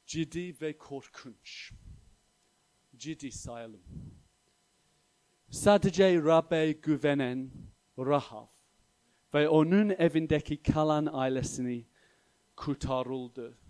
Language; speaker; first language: Turkish; non-native, fluent; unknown